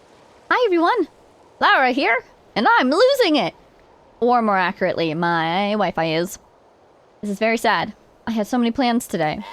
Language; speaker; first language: English; native; English